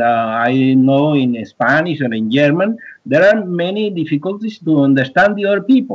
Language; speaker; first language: English; early bilingual, other home language; Spanish